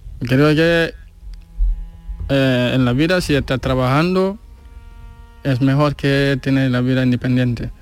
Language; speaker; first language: Spanish; non-native, learner; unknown